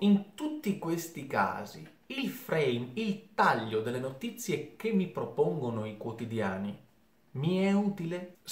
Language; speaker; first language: Italian; native; Italian